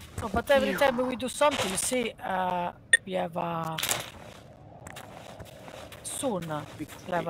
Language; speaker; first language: English; non-native, learner; Hungarian